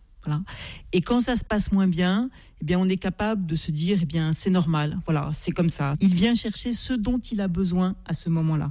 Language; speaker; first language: French; native; French